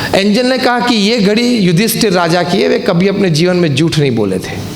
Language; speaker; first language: Hindi; non-native, local second language; Gujarati